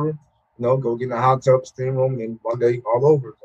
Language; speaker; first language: English; native; English